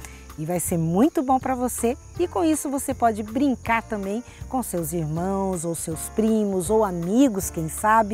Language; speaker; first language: Portuguese; native; Portuguese